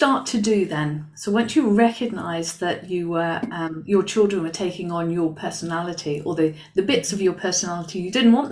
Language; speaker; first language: English; native; English